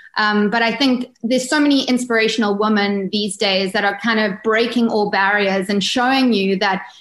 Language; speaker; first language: English; native; English